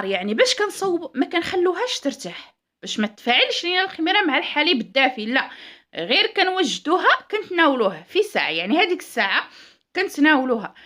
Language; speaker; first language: Arabic; native; Arabic